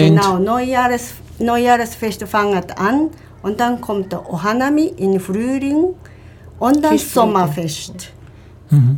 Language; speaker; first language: German; non-native, learner; Japanese